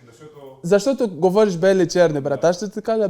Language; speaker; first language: Bulgarian; non-native, fluent; Portuguese